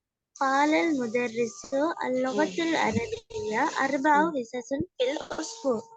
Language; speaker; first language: Arabic; non-native, learner; Tamil